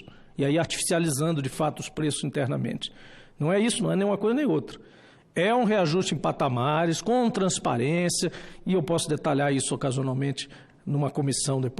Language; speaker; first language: Portuguese; native; Portuguese